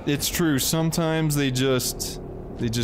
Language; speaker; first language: English; native; English